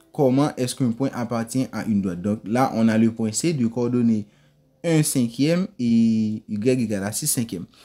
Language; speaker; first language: French; non-native, local second language; Haitian Creole